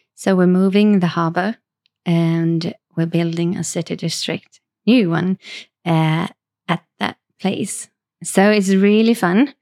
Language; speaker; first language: English; non-native, fluent; Swedish